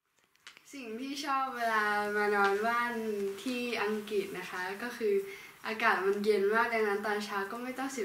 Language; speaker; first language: Thai; native; Thai